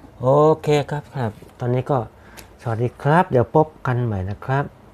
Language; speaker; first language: Thai; native; Thai